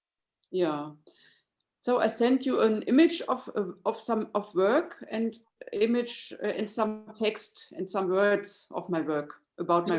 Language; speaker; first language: English; non-native, fluent; German